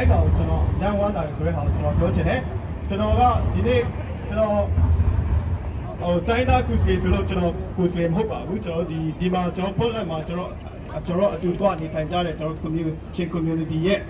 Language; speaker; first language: Burmese; non-native, local second language; Kachin